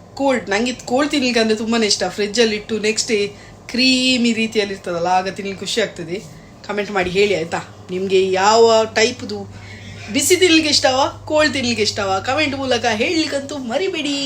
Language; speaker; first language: Kannada; non-native, local second language; Tulu